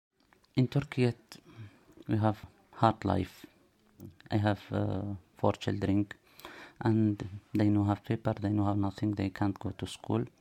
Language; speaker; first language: English; non-native, learner; Arabic